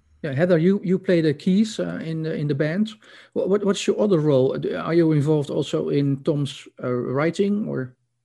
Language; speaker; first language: English; non-native, fluent; Dutch